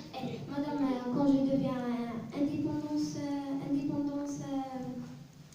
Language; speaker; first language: French; non-native, learner; Arabic